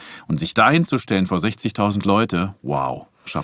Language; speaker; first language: German; native; German